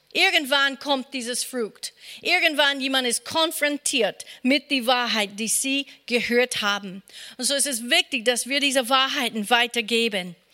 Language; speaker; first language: German; non-native, fluent; English